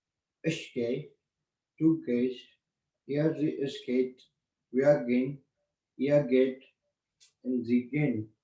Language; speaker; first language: German; non-native, learner; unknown